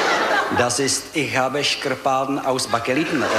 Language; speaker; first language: German; non-native, learner; Czech